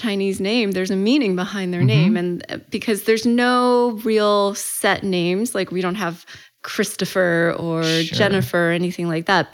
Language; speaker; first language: English; early bilingual, other home language; Chinese